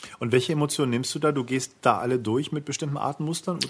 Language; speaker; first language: German; native; German